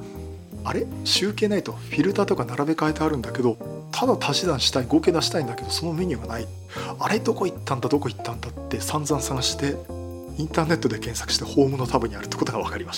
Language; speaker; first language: Japanese; native; Japanese